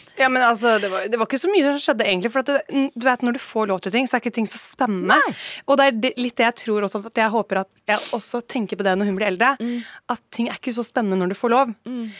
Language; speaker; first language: Norwegian; native; Norwegian